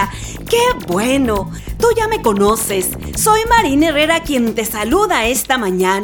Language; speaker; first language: Spanish; native; Spanish